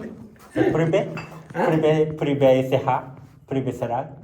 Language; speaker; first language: French; non-native, learner; Japanese